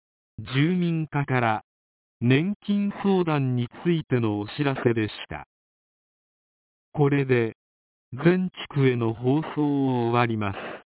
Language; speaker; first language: Japanese; native; Japanese